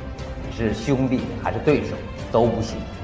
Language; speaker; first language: Chinese; native; Chinese